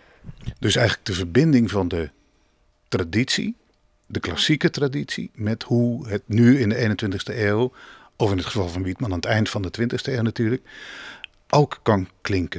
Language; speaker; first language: Dutch; native; Dutch